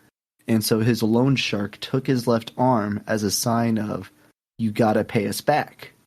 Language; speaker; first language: English; native; English